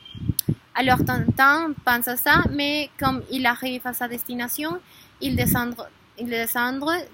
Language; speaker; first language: French; non-native, learner; Spanish